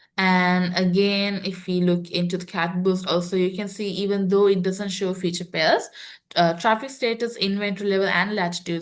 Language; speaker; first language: English; non-native, local second language; Sinhala